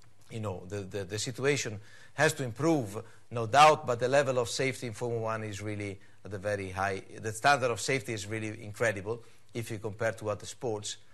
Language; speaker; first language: English; non-native, fluent; Italian